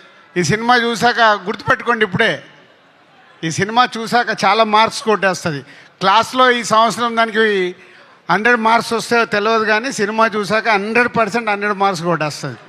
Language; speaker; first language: Telugu; native; Telugu